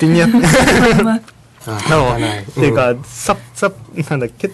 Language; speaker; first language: Vietnamese; non-native, fluent; Japanese